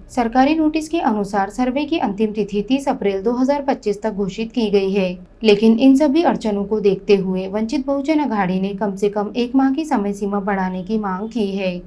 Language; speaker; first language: Hindi; non-native, local second language; Marathi